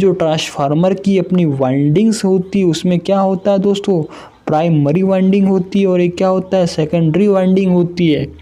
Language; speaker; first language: Hindi; native; Hindi